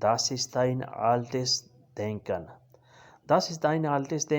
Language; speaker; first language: German; non-native, learner; Urdu